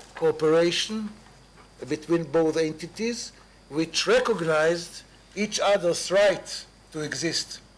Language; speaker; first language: English; non-native, fluent; Hebrew